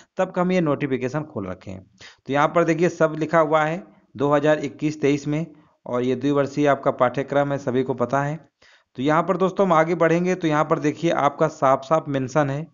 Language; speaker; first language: Hindi; native; Hindi